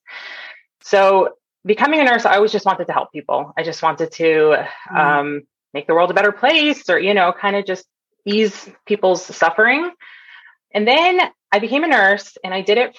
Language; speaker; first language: English; native; English